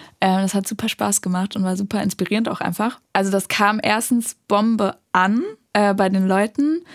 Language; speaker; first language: German; native; German